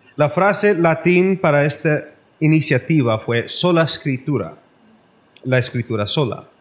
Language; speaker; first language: Spanish; non-native, learner; English